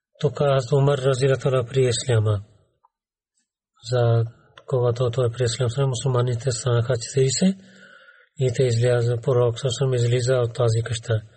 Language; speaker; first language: Bulgarian; non-native, learner; Urdu